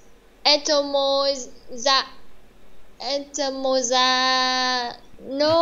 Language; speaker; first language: Russian; non-native, learner; Vietnamese